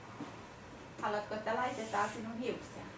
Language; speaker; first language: Finnish; non-native, learner; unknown